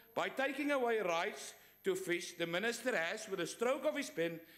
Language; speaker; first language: English; non-native, local second language; Afrikaans